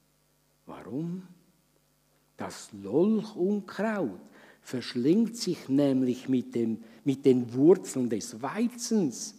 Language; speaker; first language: German; native; German